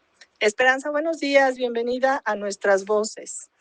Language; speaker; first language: Spanish; native; Spanish